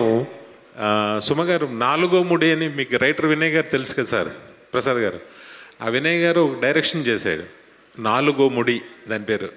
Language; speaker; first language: Telugu; native; Telugu